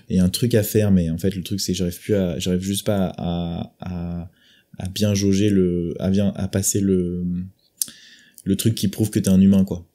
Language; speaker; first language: French; native; French